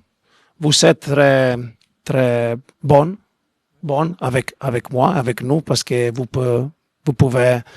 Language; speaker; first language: French; non-native, learner; Italian